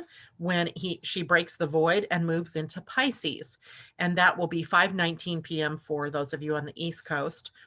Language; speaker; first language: English; native; English